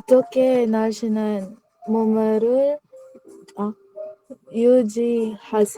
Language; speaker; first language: Korean; non-native, learner; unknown